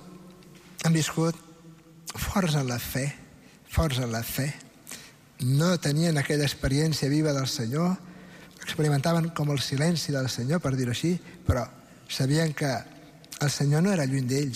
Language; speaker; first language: Catalan; native; Catalan